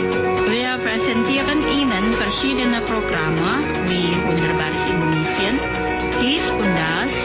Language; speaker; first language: German; non-native, fluent; Indonesian